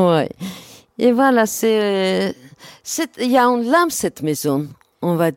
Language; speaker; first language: French; non-native, learner; Armenian